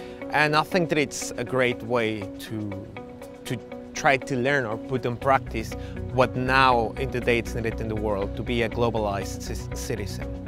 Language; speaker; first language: English; non-native, fluent; Spanish